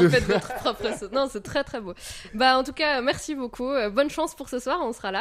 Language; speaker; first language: French; native; French